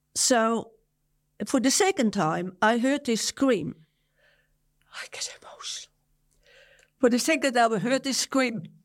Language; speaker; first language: English; non-native, fluent; Dutch